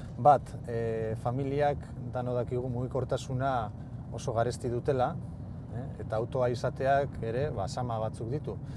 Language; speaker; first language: Basque; native; Basque